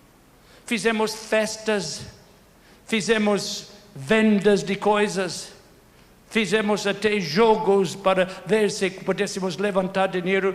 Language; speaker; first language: Portuguese; non-native, fluent; English